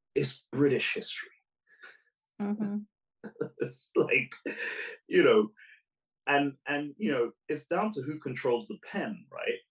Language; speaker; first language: English; early bilingual, other home language; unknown